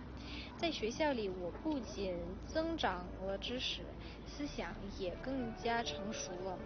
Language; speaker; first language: Chinese; early bilingual, other home language; Russian